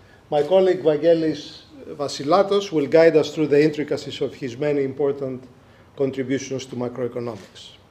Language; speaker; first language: English; non-native, fluent; Greek